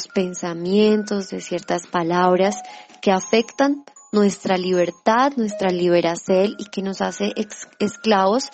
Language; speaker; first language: Spanish; native; Spanish